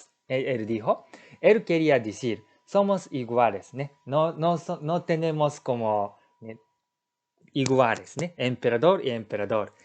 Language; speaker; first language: Spanish; non-native, learner; Japanese